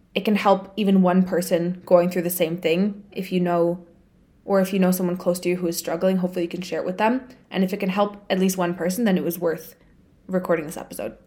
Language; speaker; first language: English; non-native, fluent; Bulgarian